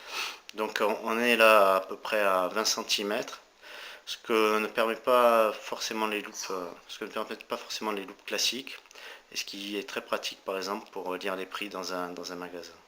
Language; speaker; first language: French; native; French